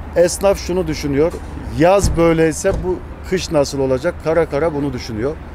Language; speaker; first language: Turkish; native; Turkish